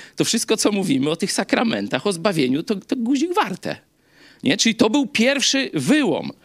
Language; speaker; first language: Polish; native; Polish